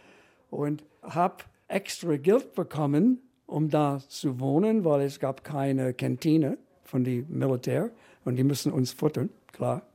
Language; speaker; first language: German; non-native, fluent; English